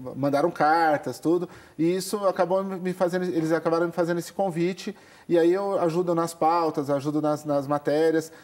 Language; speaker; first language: Portuguese; native; Portuguese